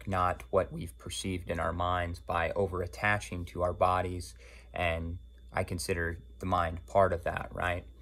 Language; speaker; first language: English; native; English